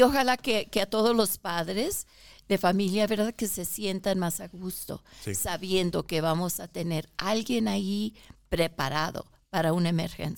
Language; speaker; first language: Spanish; early bilingual, heritage; Spanish